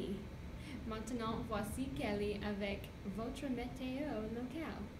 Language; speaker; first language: French; non-native, learner; English